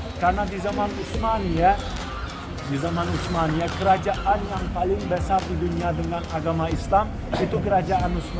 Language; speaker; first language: Indonesian; non-native, fluent; Turkish